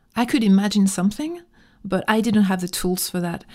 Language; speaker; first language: English; non-native, fluent; French